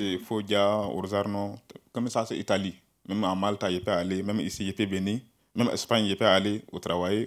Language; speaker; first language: French; non-native, learner; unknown